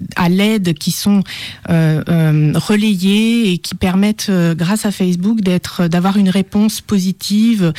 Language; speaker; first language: French; native; French